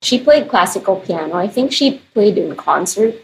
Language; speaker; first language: English; non-native, local second language; Filipino